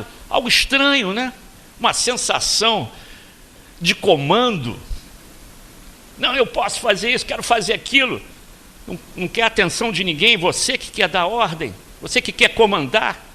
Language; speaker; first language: Portuguese; native; Portuguese